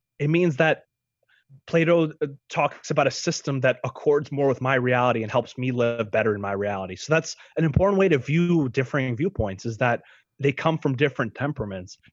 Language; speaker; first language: English; early bilingual, other home language; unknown